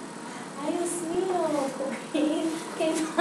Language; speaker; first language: Spanish; non-native, learner; English